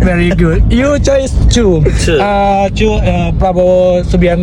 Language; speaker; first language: English; non-native, learner; Indonesian